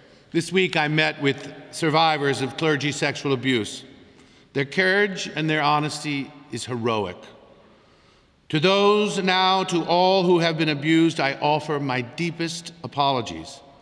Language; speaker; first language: English; native; English